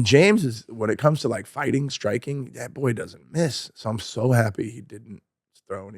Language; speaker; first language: English; native; English